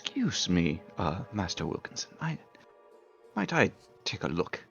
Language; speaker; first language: English; native; English